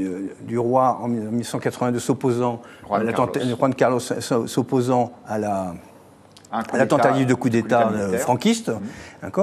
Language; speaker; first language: French; native; French